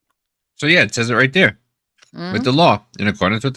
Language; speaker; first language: English; native; English